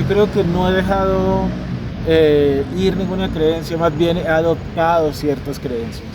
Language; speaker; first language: Spanish; native; Spanish